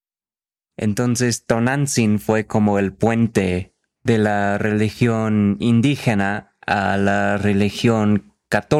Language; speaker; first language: Spanish; non-native, fluent; English